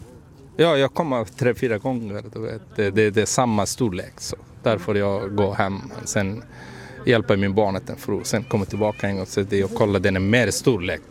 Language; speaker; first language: Swedish; non-native, learner; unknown